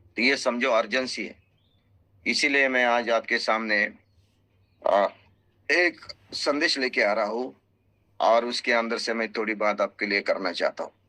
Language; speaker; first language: Hindi; non-native, local second language; Marathi